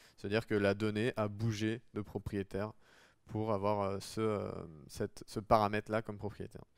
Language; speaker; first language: French; native; French